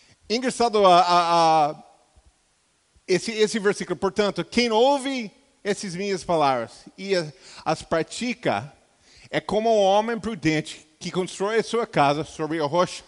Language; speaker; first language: Portuguese; non-native, fluent; English